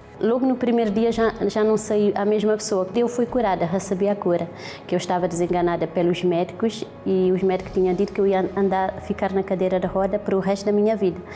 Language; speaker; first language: Portuguese; non-native, local second language; Kabuverdianu